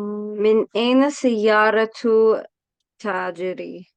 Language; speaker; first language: Arabic; non-native, learner; English